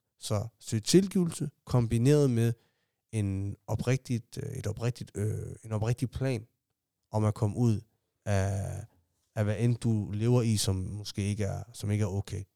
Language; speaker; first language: Danish; early bilingual, other home language; Somali